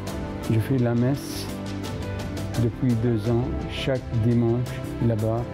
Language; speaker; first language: French; non-native, fluent; Arabic